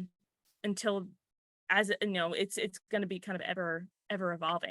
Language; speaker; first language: English; native; English